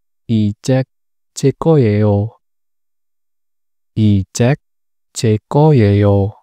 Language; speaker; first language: Korean; non-native, fluent; Indonesian